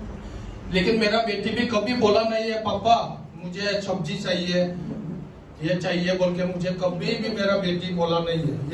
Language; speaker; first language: Hindi; non-native, local second language; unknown